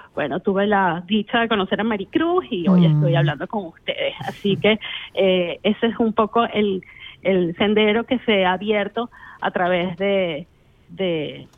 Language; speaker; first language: Spanish; native; Spanish